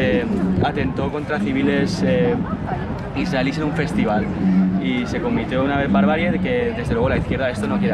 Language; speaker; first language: Spanish; native; Spanish